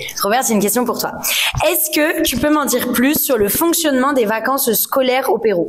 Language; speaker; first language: French; native; French